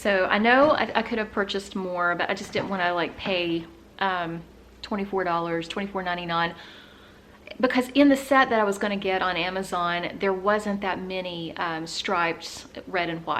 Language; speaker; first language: English; native; English